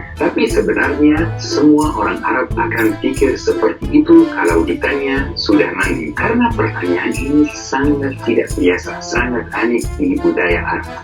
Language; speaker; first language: Indonesian; non-native, fluent; Arabic